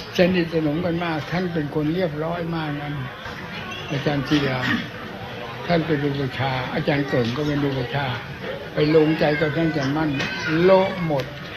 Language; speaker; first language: Thai; non-native, local second language; Northeastern Thai